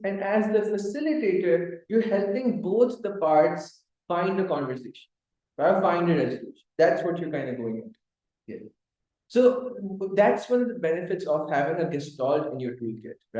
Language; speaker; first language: English; non-native, local second language; Urdu